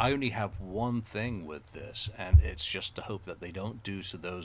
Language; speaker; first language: English; native; English